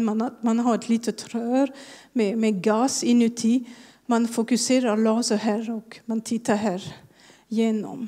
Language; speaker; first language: Swedish; non-native, fluent; French